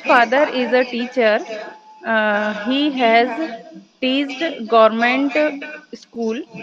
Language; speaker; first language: English; non-native, learner; Hindi